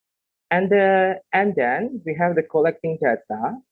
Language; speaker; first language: English; non-native, learner; Indonesian